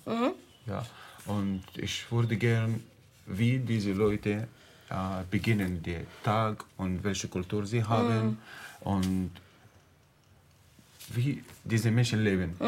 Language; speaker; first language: German; non-native, learner; Arabic